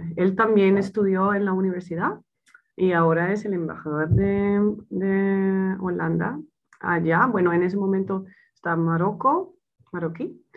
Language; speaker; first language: Spanish; non-native, fluent; Dutch